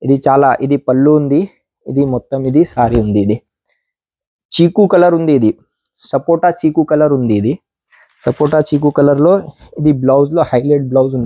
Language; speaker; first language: Telugu; non-native, local second language; Urdu